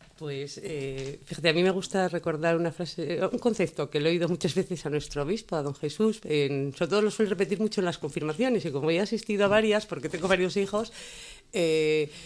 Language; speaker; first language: Spanish; native; Spanish